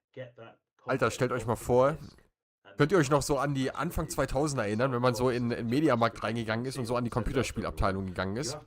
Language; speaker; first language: German; native; German